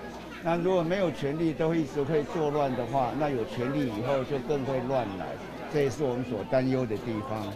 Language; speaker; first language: Chinese; native; Chinese